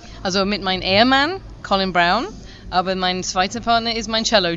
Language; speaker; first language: German; non-native, fluent; English